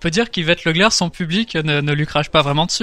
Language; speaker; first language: French; native; French